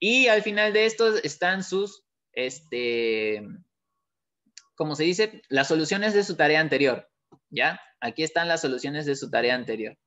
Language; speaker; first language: Spanish; native; Spanish